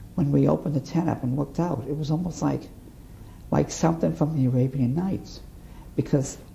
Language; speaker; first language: English; native; English